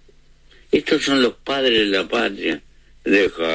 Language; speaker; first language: Spanish; native; Spanish